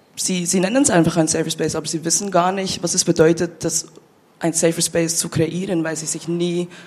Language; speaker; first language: German; native; German